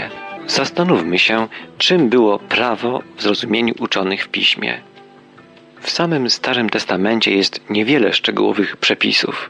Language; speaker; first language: Polish; native; Polish